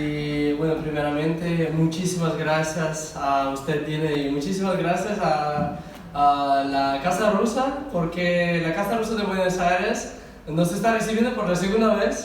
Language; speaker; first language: Spanish; non-native, fluent; Russian